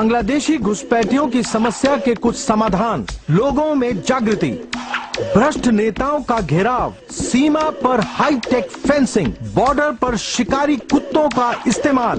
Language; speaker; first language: Hindi; native; Hindi